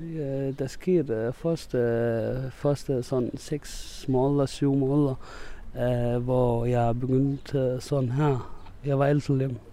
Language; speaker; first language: Danish; non-native, fluent; Arabic